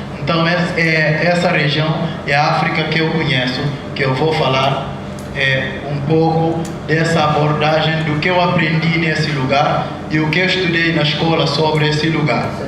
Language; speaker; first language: Portuguese; non-native, local second language; Upper Guinea Crioulo